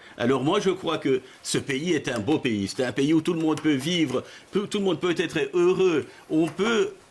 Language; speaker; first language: French; non-native, local second language; Lingala